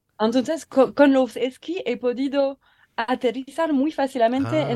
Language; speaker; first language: Spanish; non-native, learner; French